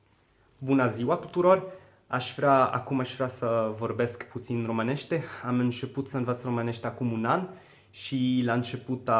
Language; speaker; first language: Romanian; non-native, learner; Arabic